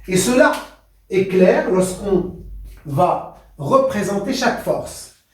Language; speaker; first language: French; non-native, local second language; Arabic